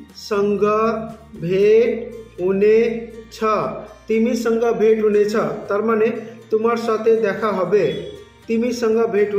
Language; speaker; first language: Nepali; non-native, learner; Bangla